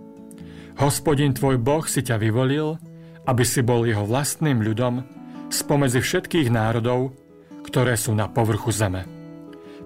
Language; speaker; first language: Slovak; native; Slovak